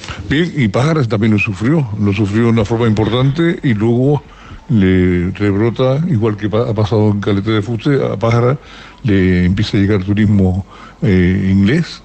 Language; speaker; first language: Spanish; native; Spanish